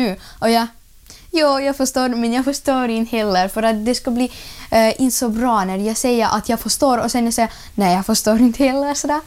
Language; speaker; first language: Swedish; non-native, learner; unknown